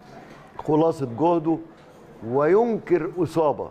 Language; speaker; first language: Arabic; native; Arabic